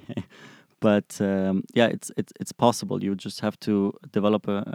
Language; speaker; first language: English; non-native, fluent; German